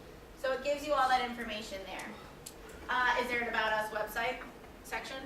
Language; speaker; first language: English; native; English